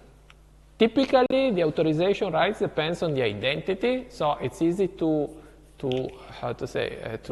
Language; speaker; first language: English; non-native, fluent; Italian